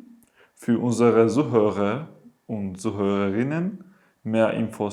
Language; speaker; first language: German; non-native, learner; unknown